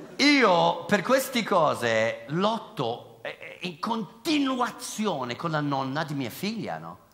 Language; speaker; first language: Italian; non-native, fluent; English